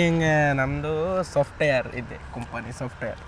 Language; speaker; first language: Kannada; non-native, learner; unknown